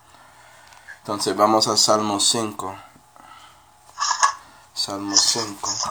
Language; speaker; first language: Spanish; non-native, fluent; English